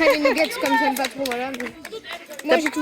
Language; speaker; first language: French; native; French